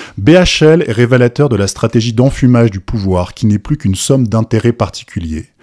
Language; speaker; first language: French; native; French